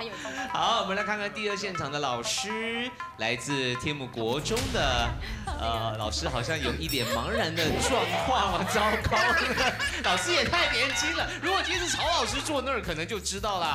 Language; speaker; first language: Chinese; native; Chinese